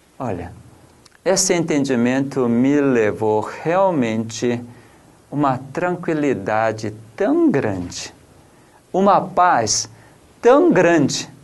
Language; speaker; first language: Portuguese; non-native, fluent; Korean